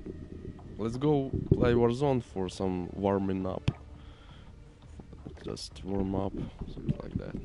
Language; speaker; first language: English; non-native, learner; Ukrainian